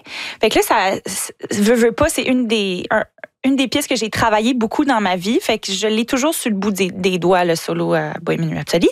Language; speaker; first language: French; native; French